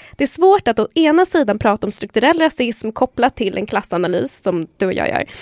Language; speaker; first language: Swedish; early bilingual, other home language; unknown